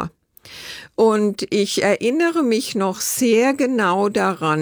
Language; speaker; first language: German; native; German